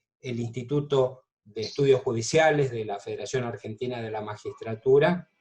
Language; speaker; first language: Spanish; native; Spanish